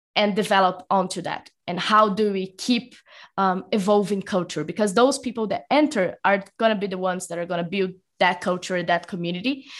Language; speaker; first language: English; non-native, fluent; Portuguese